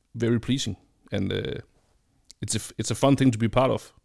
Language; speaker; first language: English; non-native, fluent; Danish